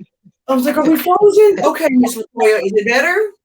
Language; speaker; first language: English; native; English